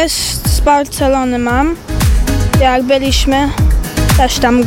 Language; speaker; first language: Polish; early bilingual, heritage; Polish